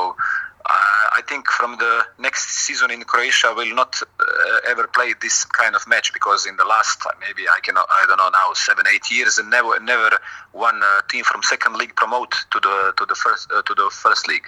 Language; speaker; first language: English; non-native, fluent; Croatian